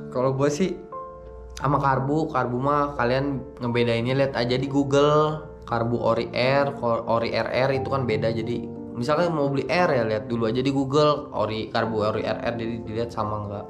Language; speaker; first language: Indonesian; native; Indonesian